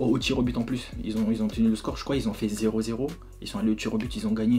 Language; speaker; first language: French; native; French